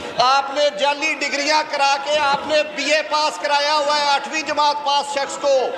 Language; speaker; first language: Urdu; non-native, local second language; Punjabi